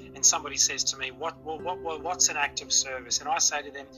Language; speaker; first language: English; native; English